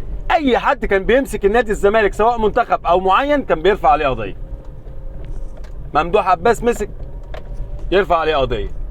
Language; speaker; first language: Arabic; native; Arabic